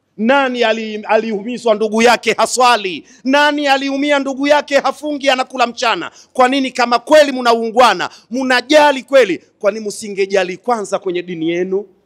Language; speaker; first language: Swahili; native; Swahili